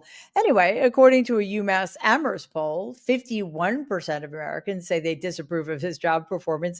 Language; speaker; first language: English; native; English